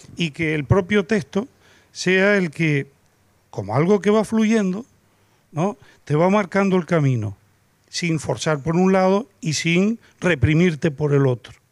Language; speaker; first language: Spanish; native; Spanish